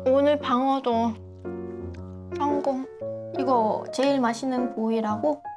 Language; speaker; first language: Korean; non-native, fluent; Lao